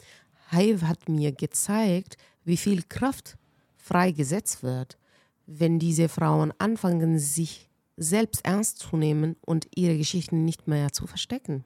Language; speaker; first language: German; non-native, fluent; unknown